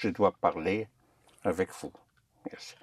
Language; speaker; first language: French; non-native, fluent; English